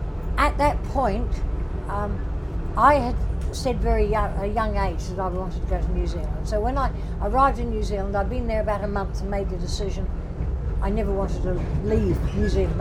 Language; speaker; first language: English; native; English